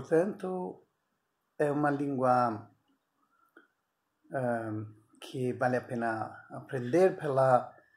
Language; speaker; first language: Portuguese; non-native, fluent; Persian